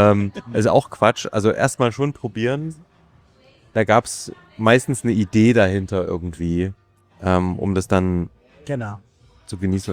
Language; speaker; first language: German; native; German